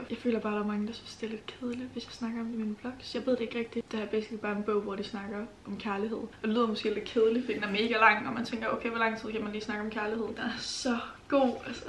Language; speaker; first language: Danish; native; Danish